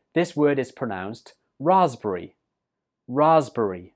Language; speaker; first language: English; native; English